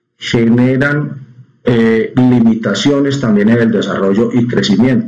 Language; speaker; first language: Spanish; native; Spanish